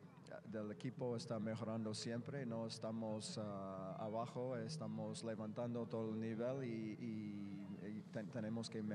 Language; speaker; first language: Spanish; non-native, learner; English